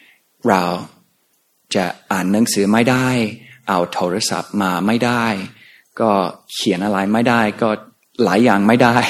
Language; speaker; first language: Thai; non-native, fluent; English